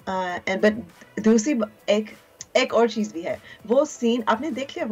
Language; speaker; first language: Hindi; early bilingual, heritage; Urdu